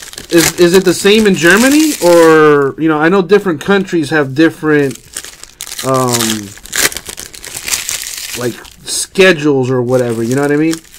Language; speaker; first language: English; native; English